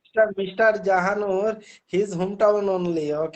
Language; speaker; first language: English; non-native, learner; Bangla